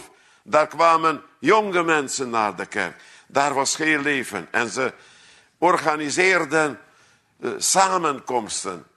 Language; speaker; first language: Dutch; non-native, fluent; Hungarian